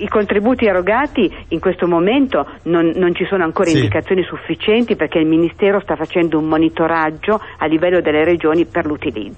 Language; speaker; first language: Italian; native; Italian